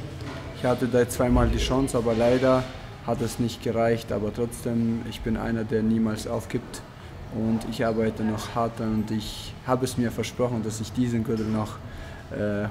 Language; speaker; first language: German; non-native, fluent; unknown